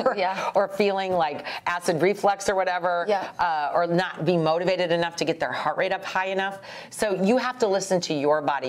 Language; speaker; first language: English; native; English